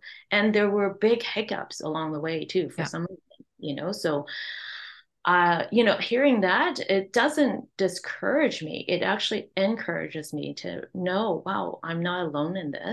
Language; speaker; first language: English; non-native, local second language; Cantonese